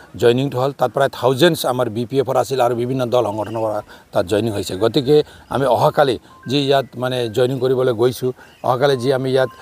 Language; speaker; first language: Assamese; non-native, local second language; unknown